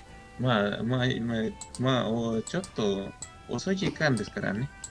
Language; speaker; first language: Japanese; non-native, learner; Spanish